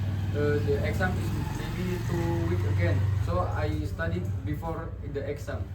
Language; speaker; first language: English; non-native, learner; Indonesian